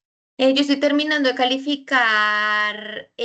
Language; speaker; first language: Spanish; native; Spanish